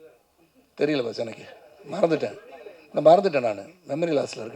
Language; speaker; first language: Tamil; native; Tamil